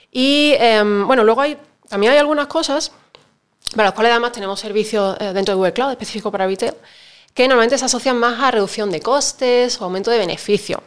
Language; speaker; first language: Spanish; native; Spanish